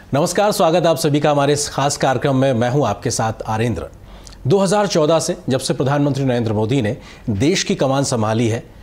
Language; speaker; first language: Hindi; native; Hindi